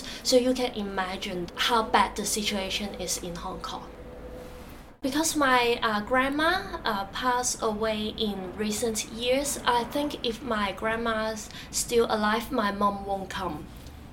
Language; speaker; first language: English; non-native, local second language; Cantonese